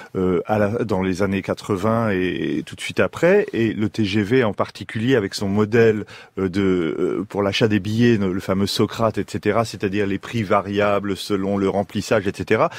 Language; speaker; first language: French; native; French